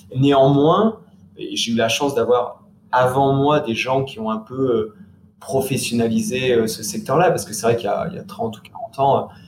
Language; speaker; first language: French; native; French